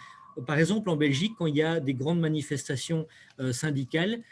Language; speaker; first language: French; native; French